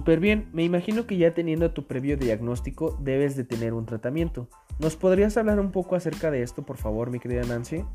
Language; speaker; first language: Spanish; native; Spanish